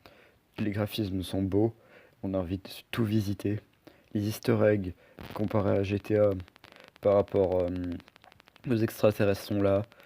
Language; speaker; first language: French; native; French